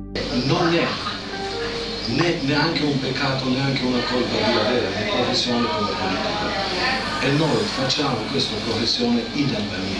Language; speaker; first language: Italian; non-native, fluent; Albanian